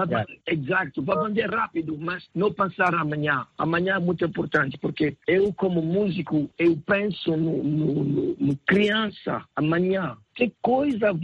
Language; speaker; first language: Portuguese; non-native, learner; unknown